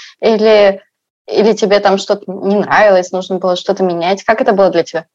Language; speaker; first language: Russian; native; Russian